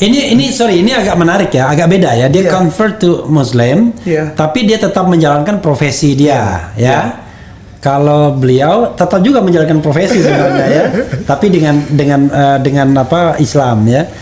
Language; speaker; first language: Indonesian; native; Indonesian